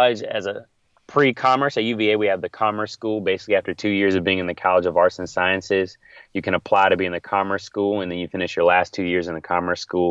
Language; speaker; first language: English; native; English